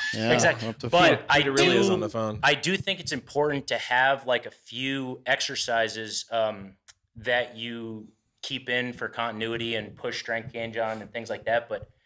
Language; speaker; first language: English; native; English